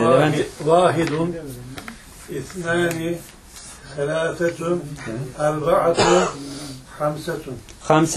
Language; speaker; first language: Arabic; non-native, learner; Turkmen